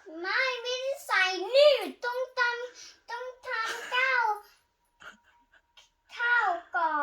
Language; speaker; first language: Thai; early bilingual, heritage; Thai